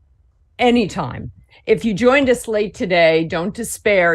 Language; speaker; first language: English; native; English